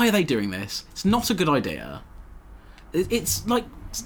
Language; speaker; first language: English; native; English